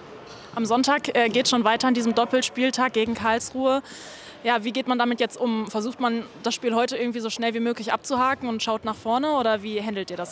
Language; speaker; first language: German; native; German